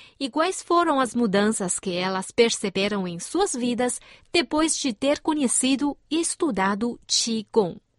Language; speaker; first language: Portuguese; non-native, fluent; Chinese